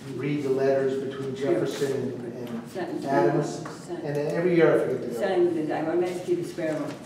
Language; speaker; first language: English; native; English